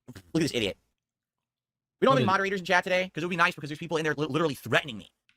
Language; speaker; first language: English; native; English